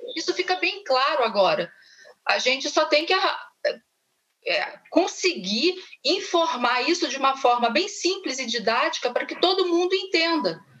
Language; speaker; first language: Portuguese; native; Portuguese